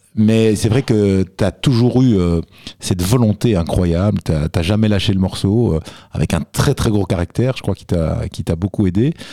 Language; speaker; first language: French; native; French